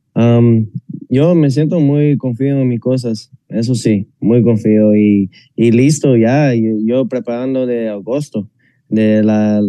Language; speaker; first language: Spanish; non-native, fluent; English